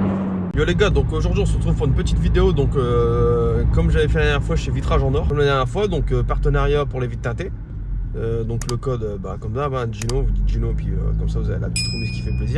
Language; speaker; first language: French; native; French